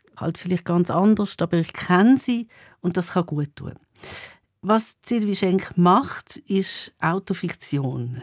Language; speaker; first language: German; native; German